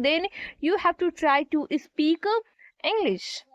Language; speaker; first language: English; non-native, learner; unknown